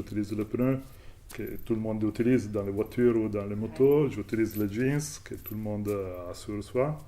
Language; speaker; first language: French; non-native, fluent; Italian